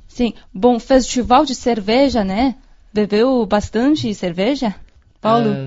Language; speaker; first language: Portuguese; non-native, fluent; Chinese